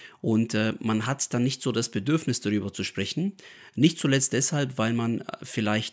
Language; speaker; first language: German; native; German